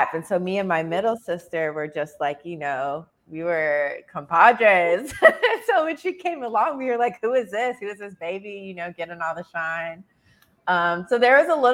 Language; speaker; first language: English; native; English